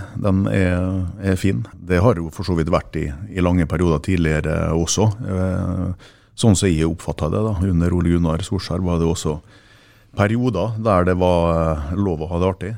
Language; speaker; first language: Norwegian; native; Norwegian